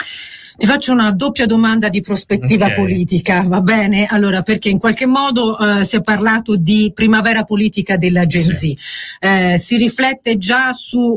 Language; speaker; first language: Italian; native; Italian